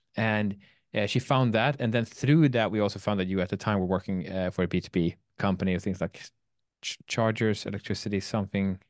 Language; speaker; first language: English; non-native, fluent; Swedish